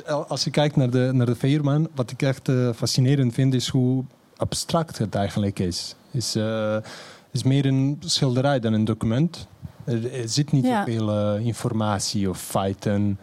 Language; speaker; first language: Dutch; non-native, fluent; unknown